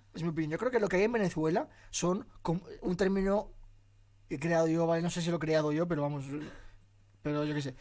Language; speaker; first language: Spanish; early bilingual, other home language; Arabic